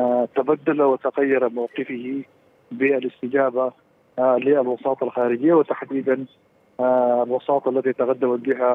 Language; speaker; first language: Arabic; native; Arabic